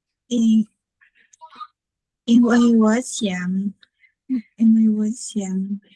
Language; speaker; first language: Chinese; non-native, learner; Vietnamese